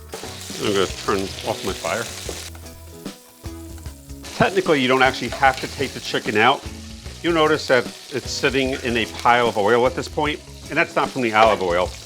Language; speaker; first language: English; native; English